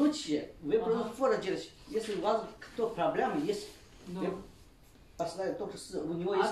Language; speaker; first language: Russian; non-native, learner; Chinese